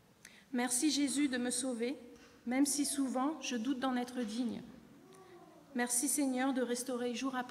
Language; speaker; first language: French; native; French